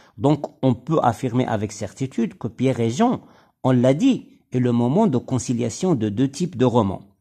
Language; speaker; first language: French; non-native, local second language; Arabic